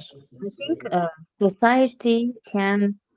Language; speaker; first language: English; non-native, learner; Russian